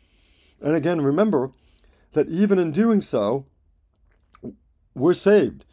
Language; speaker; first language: English; native; English